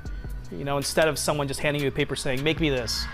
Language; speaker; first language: English; native; English